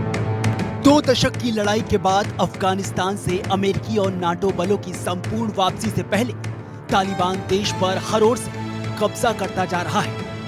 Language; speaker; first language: Hindi; native; Hindi